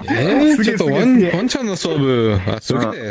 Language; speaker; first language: Japanese; non-native, learner; Spanish